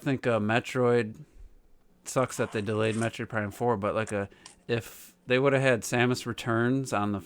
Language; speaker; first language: English; native; English